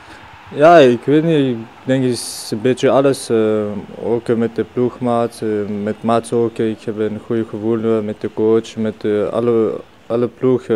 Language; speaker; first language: Dutch; non-native, learner; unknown